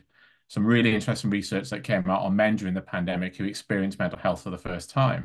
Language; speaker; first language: English; native; English